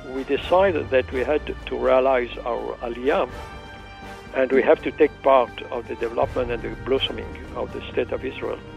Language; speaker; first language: English; non-native, fluent; Arabic